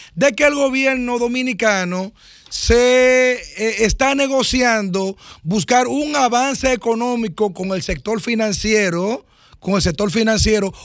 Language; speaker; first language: Spanish; native; Spanish